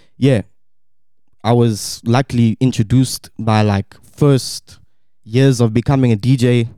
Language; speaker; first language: English; native; English